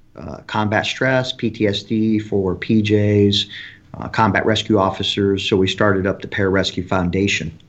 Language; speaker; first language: English; native; English